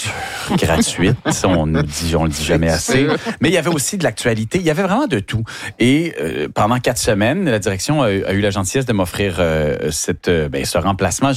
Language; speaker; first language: French; native; French